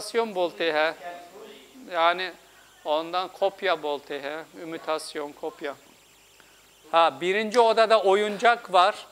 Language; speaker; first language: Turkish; non-native, fluent; Urdu